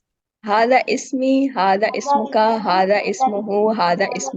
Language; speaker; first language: Arabic; non-native, learner; Urdu